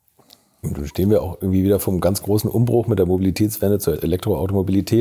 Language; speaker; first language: German; native; German